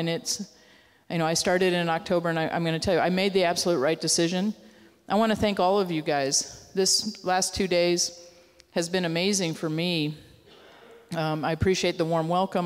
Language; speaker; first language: English; native; English